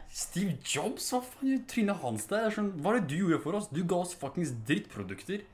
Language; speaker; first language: Norwegian; early bilingual, other home language; Arabic